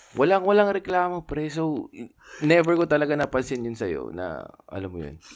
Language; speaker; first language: Filipino; non-native, local second language; Hiligaynon